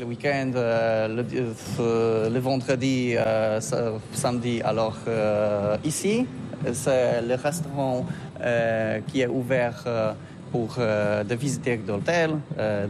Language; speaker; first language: French; non-native, learner; Polish